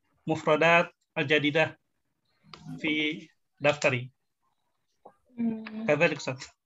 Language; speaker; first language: Arabic; non-native, learner; Indonesian